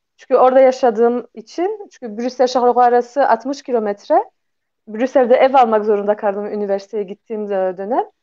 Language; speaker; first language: Turkish; early bilingual, heritage; Turkish